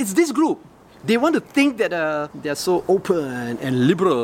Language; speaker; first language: English; non-native, local second language; Malay